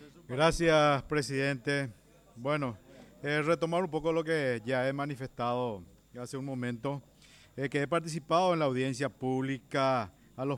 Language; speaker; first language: Spanish; native; Spanish